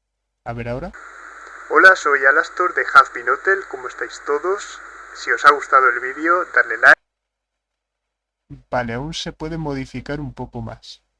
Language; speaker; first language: Spanish; native; Spanish